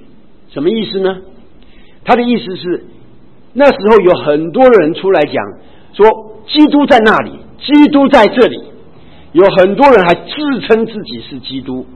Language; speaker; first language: Chinese; native; Chinese